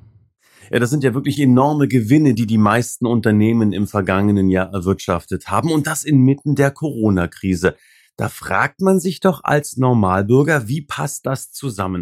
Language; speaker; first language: German; native; German